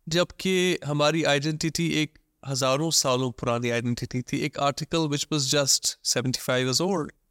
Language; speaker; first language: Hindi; non-native, local second language; Kashmiri